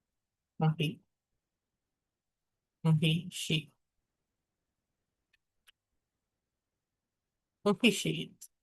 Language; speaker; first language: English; non-native, fluent; Spanish